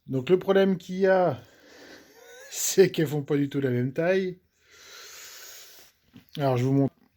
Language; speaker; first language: French; native; French